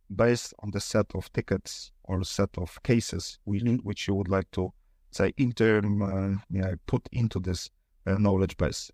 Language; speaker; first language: English; non-native, fluent; Polish